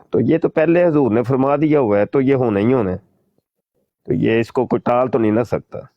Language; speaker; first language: Urdu; non-native, local second language; Punjabi